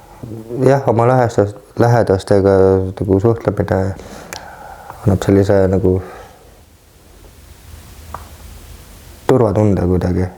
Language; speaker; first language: Estonian; native; Estonian